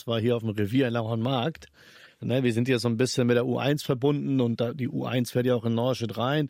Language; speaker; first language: German; early bilingual, other home language; Albanian